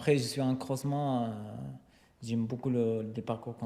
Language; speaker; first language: French; non-native, learner; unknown